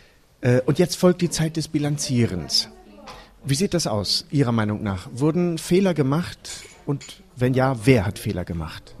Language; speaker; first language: German; native; German